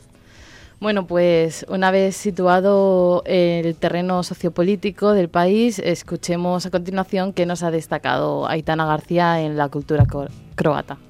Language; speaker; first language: Spanish; native; Spanish